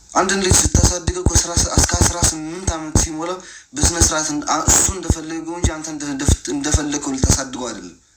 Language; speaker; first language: Amharic; non-native, local second language; Tigrinya